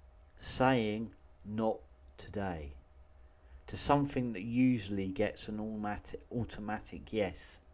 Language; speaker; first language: English; native; English